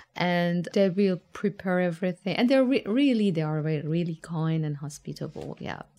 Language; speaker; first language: English; non-native, fluent; Persian